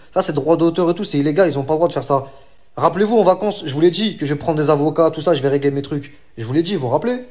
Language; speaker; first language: French; native; French